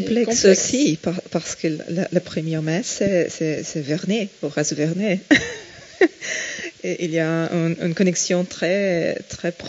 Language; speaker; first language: French; non-native, fluent; Portuguese